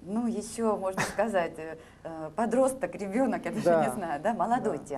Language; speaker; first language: Russian; native; Russian